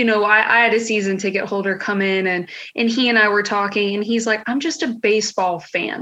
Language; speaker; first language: English; native; English